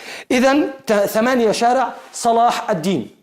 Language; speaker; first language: Arabic; non-native, fluent; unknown